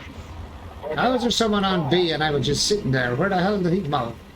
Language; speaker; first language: English; native; English